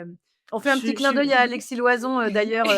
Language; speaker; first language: French; native; French